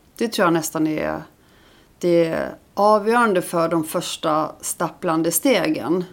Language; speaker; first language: Swedish; early bilingual, other home language; Icelandic